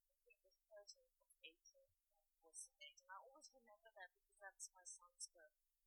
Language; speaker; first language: English; non-native, fluent; German